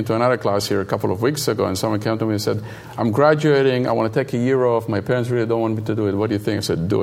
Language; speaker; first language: English; non-native, fluent; Hebrew